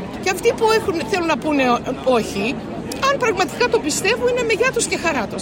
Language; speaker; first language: Greek; early bilingual, heritage; Greek